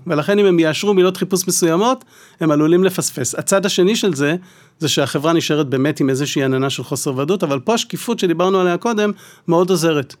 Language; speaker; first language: Hebrew; native; Hebrew